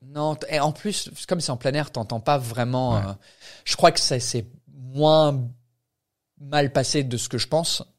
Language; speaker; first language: French; non-native, fluent; English